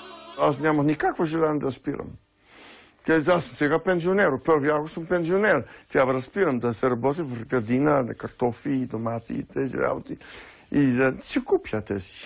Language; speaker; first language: Bulgarian; non-native, fluent; Dutch